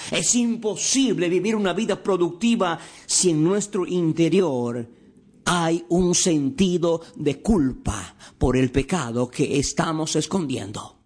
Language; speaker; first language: Spanish; native; Spanish